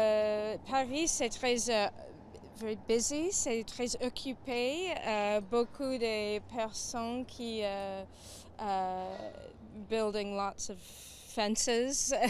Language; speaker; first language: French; non-native, learner; English